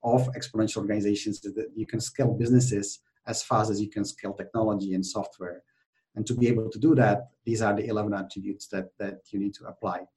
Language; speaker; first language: English; non-native, fluent; Czech